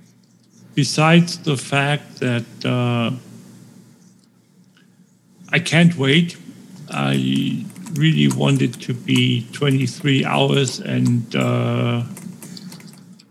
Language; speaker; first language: English; non-native, fluent; German